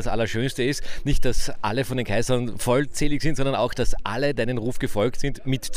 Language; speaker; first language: German; native; German